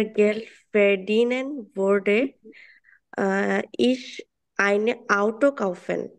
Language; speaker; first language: German; non-native, learner; Bangla